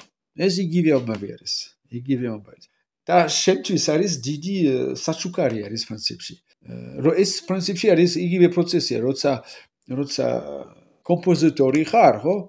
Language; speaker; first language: Georgian; non-native, learner; French